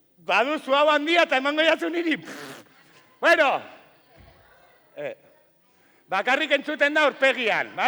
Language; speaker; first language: Basque; non-native, local second language; Spanish